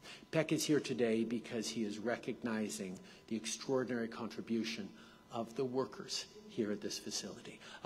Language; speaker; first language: English; native; English